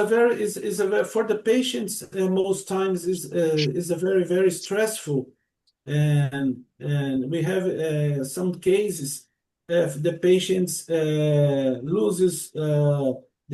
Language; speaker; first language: English; non-native, learner; Portuguese